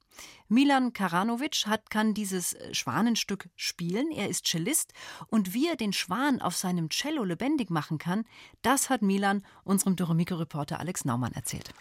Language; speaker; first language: German; native; German